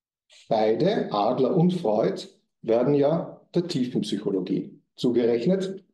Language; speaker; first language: German; native; German